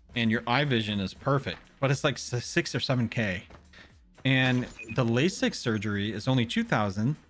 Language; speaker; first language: English; native; English